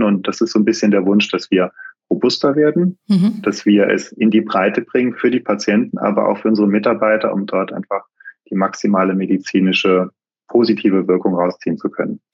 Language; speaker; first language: German; native; German